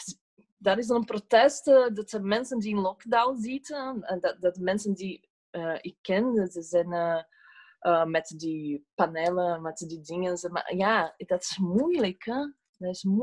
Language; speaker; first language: Dutch; non-native, fluent; Portuguese